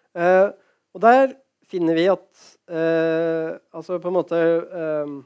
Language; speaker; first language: Norwegian; native; Norwegian